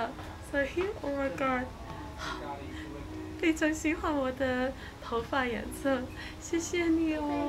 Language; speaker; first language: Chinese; non-native, learner; English